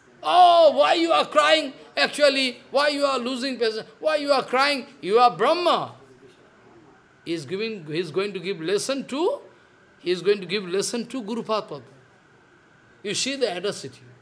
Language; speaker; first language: English; non-native, local second language; Bangla